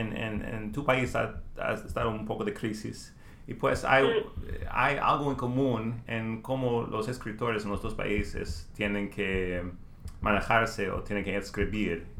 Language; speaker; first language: Spanish; non-native, learner; English